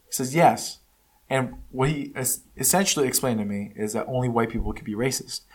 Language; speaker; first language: English; early bilingual, other home language; Spanish